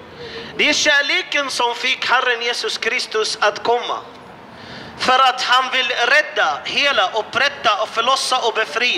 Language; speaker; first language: Swedish; non-native, fluent; Arabic